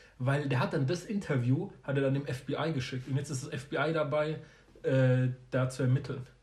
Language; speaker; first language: German; early bilingual, other home language; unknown